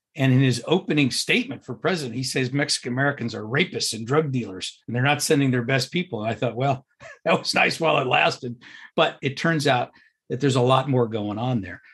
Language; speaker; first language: English; native; English